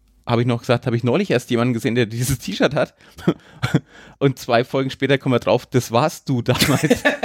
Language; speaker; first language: German; native; German